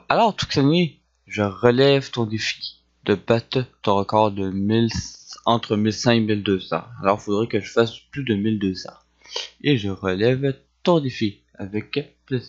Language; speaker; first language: French; native; French